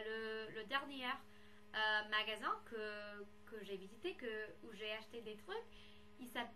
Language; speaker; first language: French; non-native, fluent; English